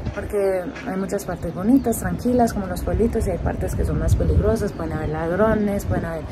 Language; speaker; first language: Spanish; early bilingual, heritage; Spanish